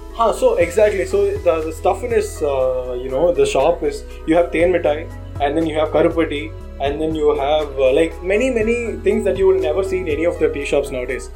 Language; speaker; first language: English; non-native, local second language; Tamil